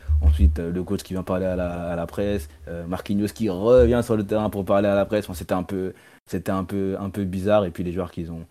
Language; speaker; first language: French; native; French